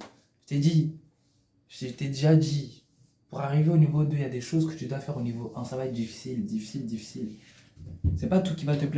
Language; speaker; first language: French; native; French